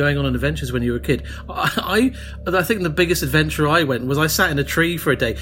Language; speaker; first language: English; native; English